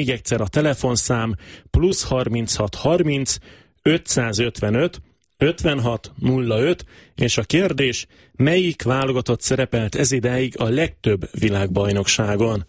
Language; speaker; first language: Hungarian; native; Hungarian